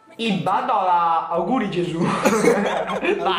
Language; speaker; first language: Italian; native; Italian